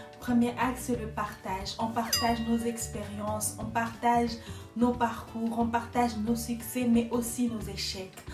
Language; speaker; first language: French; non-native, local second language; Lingala